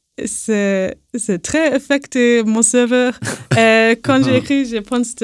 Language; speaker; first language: French; non-native, learner; English